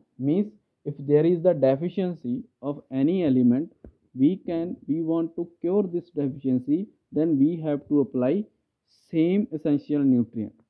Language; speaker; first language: English; non-native, local second language; Punjabi